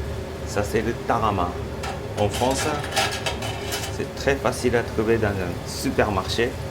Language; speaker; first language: French; non-native, fluent; Japanese